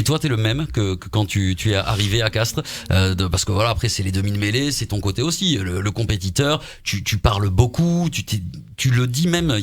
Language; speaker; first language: French; native; French